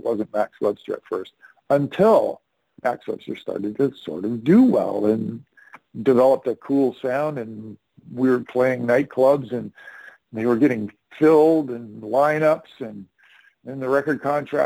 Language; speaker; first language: English; native; English